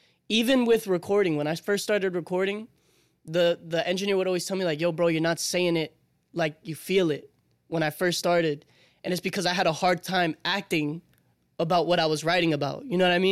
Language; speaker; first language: English; native; English